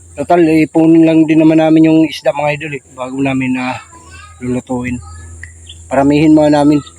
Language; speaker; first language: Filipino; native; Filipino